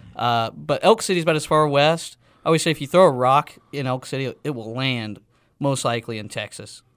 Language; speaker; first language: English; native; English